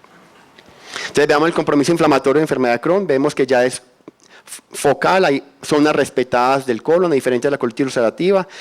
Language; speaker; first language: Spanish; native; Spanish